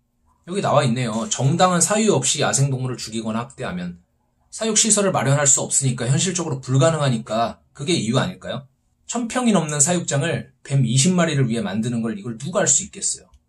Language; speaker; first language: Korean; native; Korean